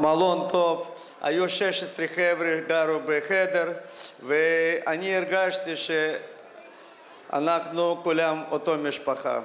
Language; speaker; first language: Hebrew; non-native, fluent; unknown